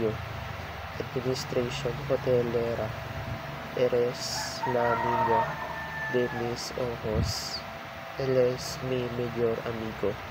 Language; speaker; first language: Spanish; non-native, learner; Filipino